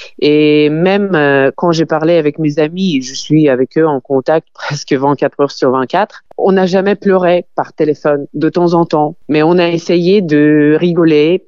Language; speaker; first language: French; non-native, fluent; Ukrainian